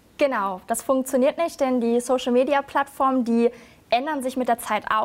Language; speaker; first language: German; native; German